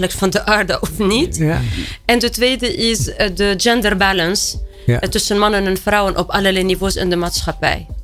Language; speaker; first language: Dutch; non-native, fluent; Arabic